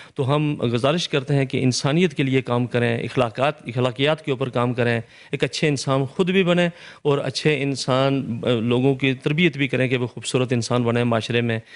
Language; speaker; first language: Urdu; non-native, local second language; Punjabi